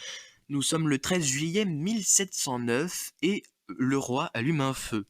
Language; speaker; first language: French; native; French